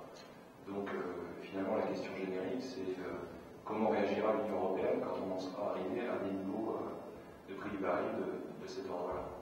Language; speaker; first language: French; native; French